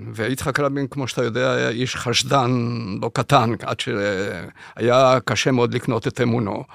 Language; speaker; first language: Hebrew; early bilingual, other home language; Spanish